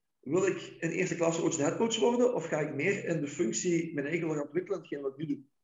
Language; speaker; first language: Dutch; native; Dutch